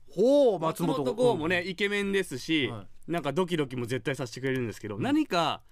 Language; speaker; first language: Japanese; native; Japanese